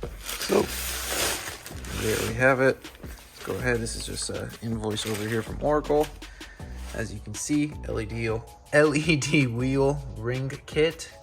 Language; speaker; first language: English; native; English